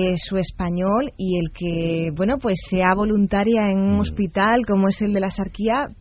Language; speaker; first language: Spanish; native; Spanish